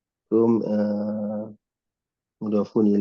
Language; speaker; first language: Arabic; non-native, learner; Malay